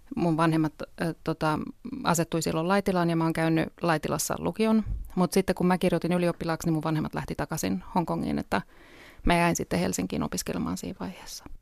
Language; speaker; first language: Finnish; early bilingual, heritage; Finnish